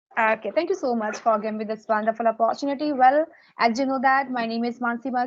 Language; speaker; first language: English; non-native, local second language; Hindi